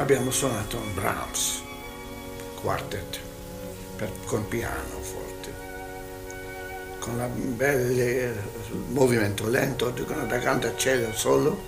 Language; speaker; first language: Italian; non-native, learner; Hungarian